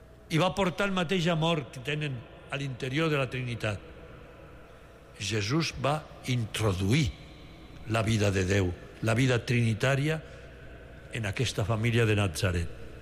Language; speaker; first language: Catalan; native; Catalan